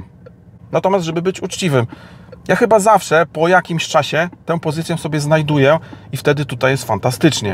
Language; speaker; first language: Polish; native; Polish